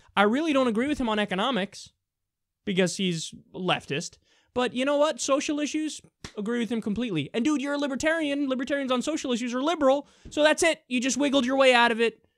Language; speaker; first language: English; native; English